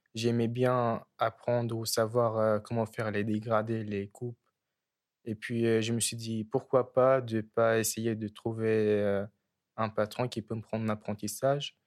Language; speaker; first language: French; early bilingual, other home language; Arabic